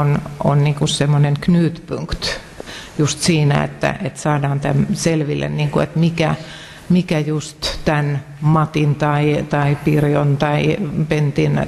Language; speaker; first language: Finnish; native; Finnish